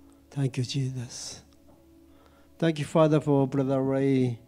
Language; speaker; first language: English; non-native, fluent; Japanese